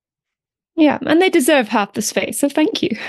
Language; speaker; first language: English; native; English